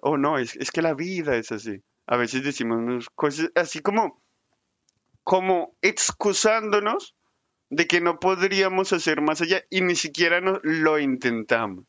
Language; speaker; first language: Spanish; native; Spanish